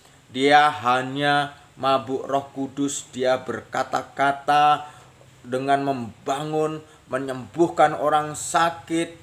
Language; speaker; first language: Indonesian; native; Indonesian